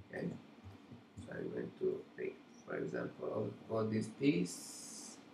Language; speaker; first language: English; non-native, fluent; Italian